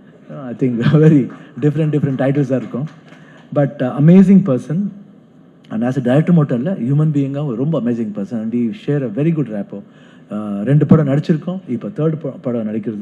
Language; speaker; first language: Tamil; non-native, fluent; Kannada